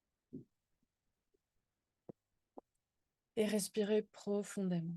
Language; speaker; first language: French; native; French